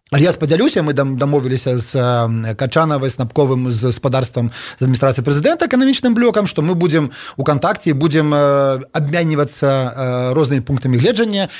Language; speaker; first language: Belarusian; native; Belarusian